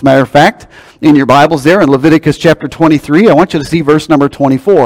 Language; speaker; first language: English; native; English